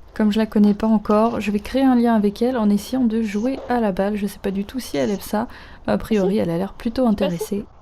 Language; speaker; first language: French; native; French